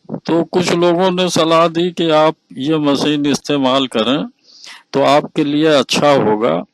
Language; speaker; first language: Hindi; native; Hindi